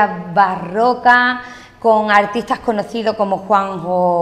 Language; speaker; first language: Spanish; native; Spanish